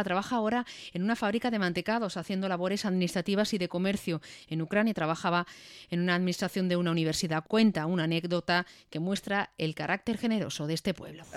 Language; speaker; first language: Spanish; native; Spanish